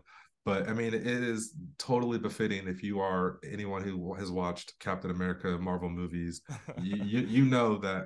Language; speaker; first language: English; native; English